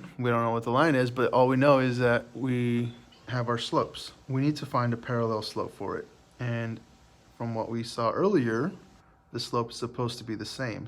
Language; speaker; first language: English; native; English